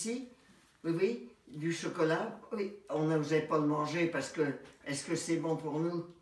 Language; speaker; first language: French; native; French